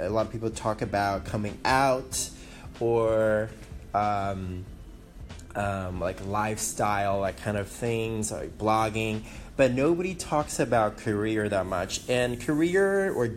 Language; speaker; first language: English; non-native, fluent; Chinese